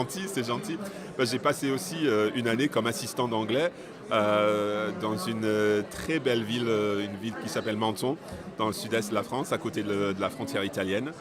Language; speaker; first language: French; non-native, fluent; English